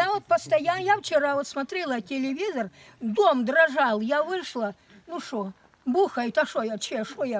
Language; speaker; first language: Russian; native; Russian